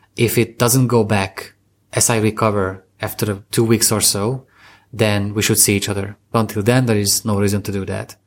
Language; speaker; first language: English; non-native, fluent; Hungarian